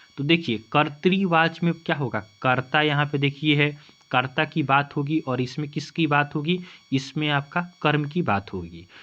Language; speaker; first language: Hindi; native; Hindi